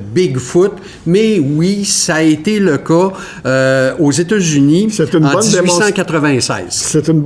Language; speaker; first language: French; native; French